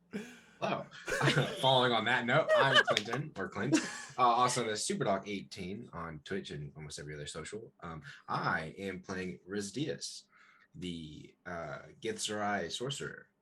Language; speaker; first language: English; native; English